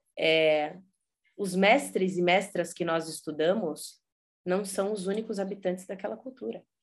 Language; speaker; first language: Portuguese; early bilingual, heritage; Portuguese